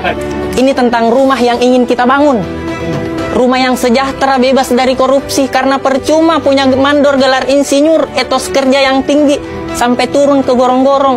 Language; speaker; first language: Indonesian; native; Indonesian